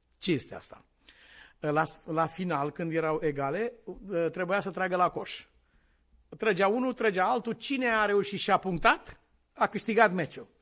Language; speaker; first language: Romanian; native; Romanian